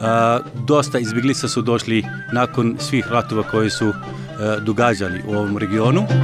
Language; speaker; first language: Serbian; non-native, learner; Arabic